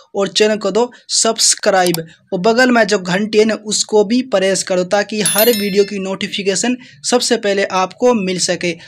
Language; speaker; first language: Hindi; native; Hindi